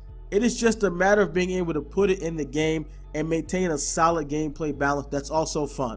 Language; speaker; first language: English; native; English